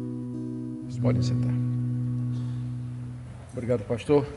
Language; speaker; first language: Portuguese; native; Portuguese